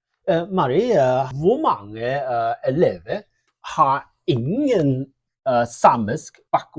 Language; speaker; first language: Norwegian; non-native, learner; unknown